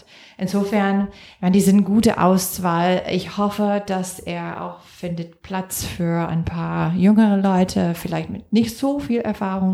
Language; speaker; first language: German; non-native, fluent; English